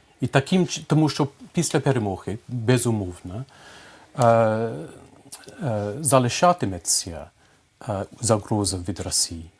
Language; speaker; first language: Ukrainian; non-native, fluent; English